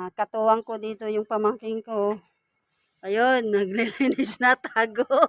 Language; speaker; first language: Filipino; non-native, local second language; Waray